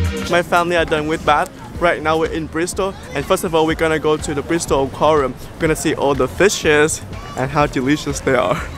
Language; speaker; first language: English; non-native, fluent; Vietnamese